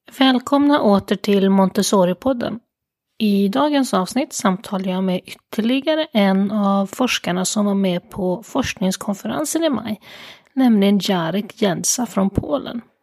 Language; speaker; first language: Swedish; native; Swedish